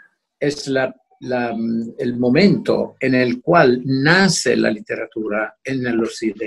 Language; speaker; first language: Spanish; non-native, fluent; Italian